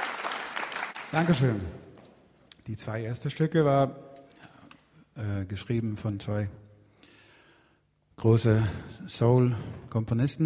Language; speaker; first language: German; non-native, fluent; Swedish